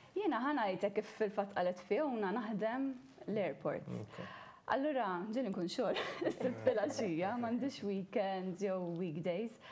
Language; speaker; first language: Maltese; native; Maltese